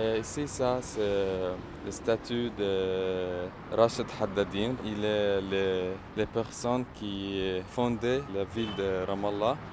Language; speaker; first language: French; non-native, fluent; Arabic